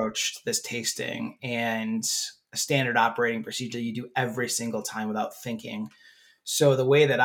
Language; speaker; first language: English; native; English